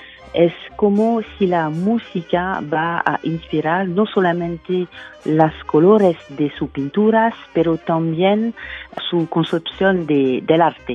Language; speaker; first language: Spanish; non-native, fluent; French